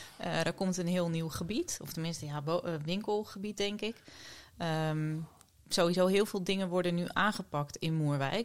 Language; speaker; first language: Dutch; native; Dutch